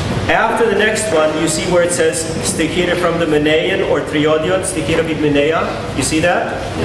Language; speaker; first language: English; native; English